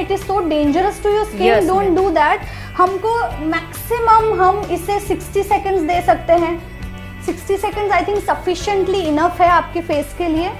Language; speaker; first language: Hindi; native; Hindi